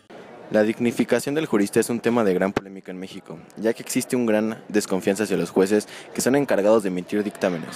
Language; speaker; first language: Spanish; native; Spanish